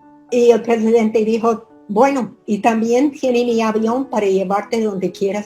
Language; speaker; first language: Spanish; non-native, fluent; English